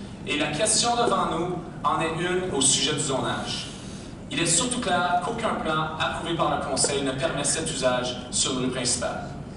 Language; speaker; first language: French; native; French